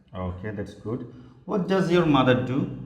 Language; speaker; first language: English; non-native, fluent; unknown